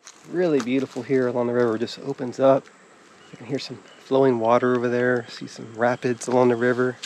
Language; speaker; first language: English; native; English